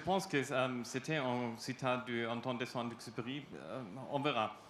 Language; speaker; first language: French; non-native, learner; German